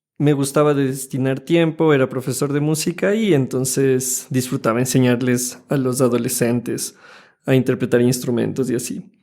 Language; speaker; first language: Spanish; native; Spanish